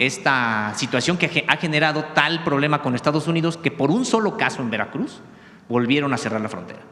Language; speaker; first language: Spanish; native; Spanish